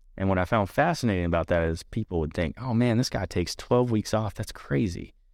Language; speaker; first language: English; native; English